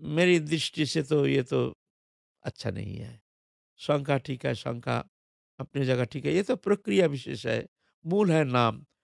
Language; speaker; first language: Hindi; non-native, local second language; Bangla